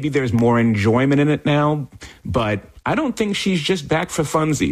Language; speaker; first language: English; native; English